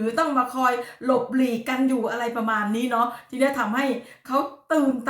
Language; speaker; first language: Thai; non-native, local second language; Lao